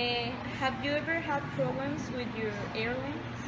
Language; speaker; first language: English; non-native, learner; Spanish